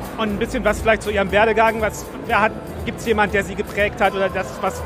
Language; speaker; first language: German; native; German